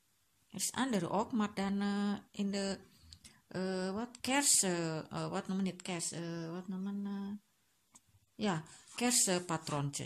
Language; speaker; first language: Dutch; non-native, learner; Indonesian